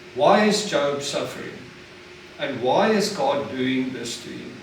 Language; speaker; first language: English; non-native, local second language; Afrikaans